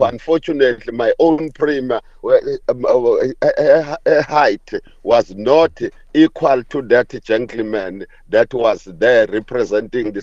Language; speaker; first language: English; non-native, local second language; Zulu